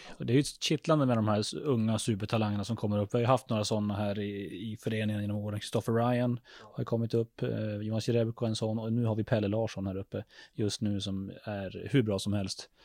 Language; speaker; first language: Swedish; native; Swedish